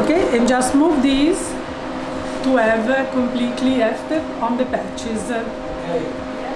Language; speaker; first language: English; non-native, learner; Italian